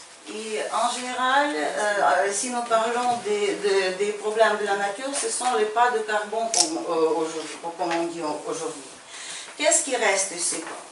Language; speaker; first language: French; non-native, fluent; Ukrainian